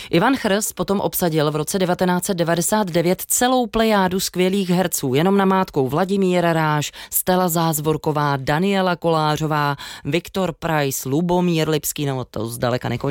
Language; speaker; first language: Czech; native; Czech